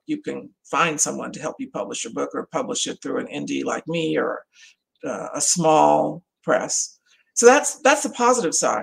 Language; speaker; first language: English; native; English